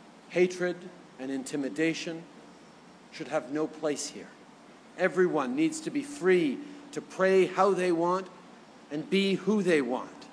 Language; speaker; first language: English; early bilingual, other home language; French